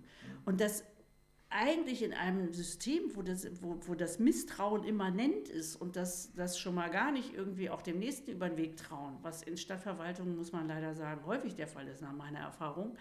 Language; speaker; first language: German; native; German